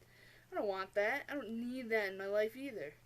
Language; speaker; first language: English; native; English